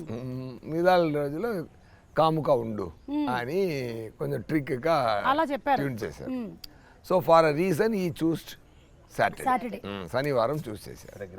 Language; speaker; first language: Telugu; non-native, fluent; Tamil